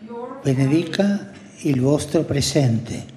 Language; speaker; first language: Italian; non-native, fluent; Spanish